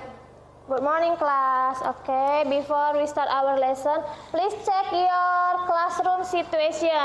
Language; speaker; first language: English; non-native, learner; Indonesian